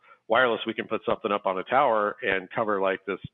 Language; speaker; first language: English; native; English